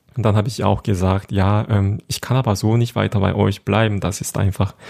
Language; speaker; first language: German; non-native, fluent; Korean